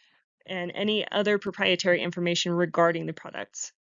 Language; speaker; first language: English; native; English